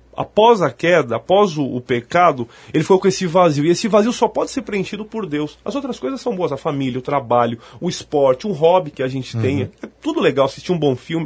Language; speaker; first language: Portuguese; native; Portuguese